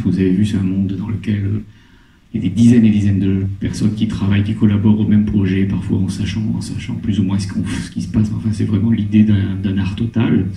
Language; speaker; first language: French; native; French